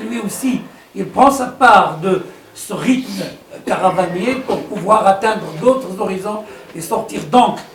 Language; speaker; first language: French; non-native, local second language; Arabic